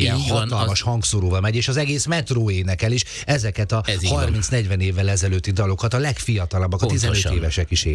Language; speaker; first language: Hungarian; native; Hungarian